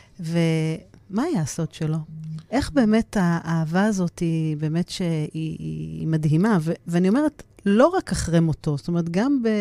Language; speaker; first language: Hebrew; native; Hebrew